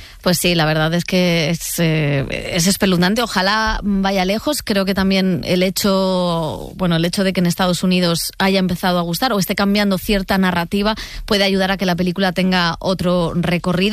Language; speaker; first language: Spanish; native; Spanish